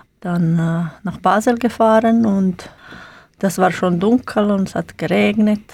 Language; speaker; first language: German; non-native, learner; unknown